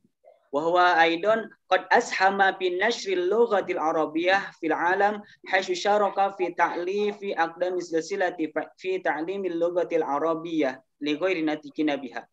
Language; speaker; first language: Arabic; non-native, learner; Indonesian